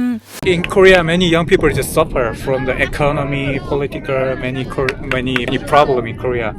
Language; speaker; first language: English; non-native, learner; Korean